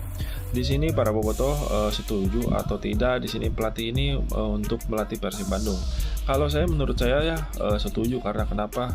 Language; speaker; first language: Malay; non-native, local second language; Sundanese